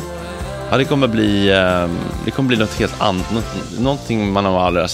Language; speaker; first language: Swedish; native; Swedish